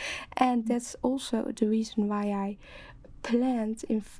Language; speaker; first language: English; non-native, fluent; Dutch